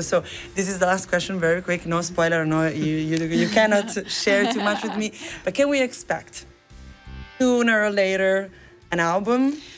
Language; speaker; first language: English; non-native, fluent; Italian